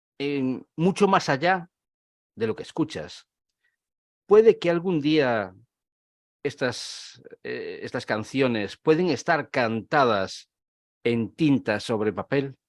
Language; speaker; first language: Spanish; native; Spanish